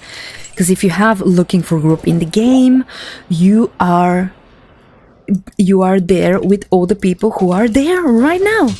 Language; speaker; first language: English; non-native, fluent; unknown